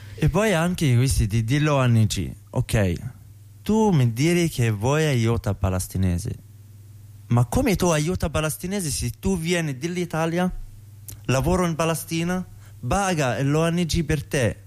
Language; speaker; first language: Italian; non-native, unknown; Arabic